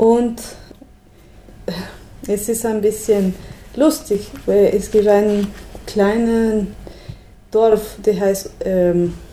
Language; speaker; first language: German; non-native, learner; Spanish